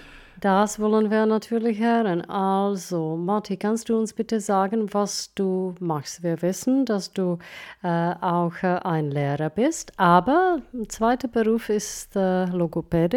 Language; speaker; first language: German; non-native, fluent; Czech